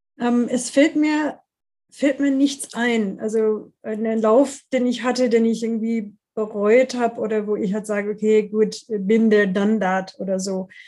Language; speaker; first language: German; non-native, fluent; English